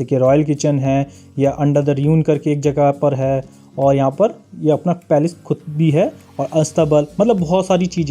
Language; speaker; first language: Hindi; native; Hindi